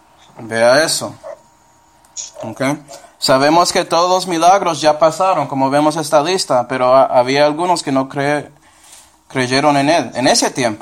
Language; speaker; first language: Spanish; non-native, fluent; English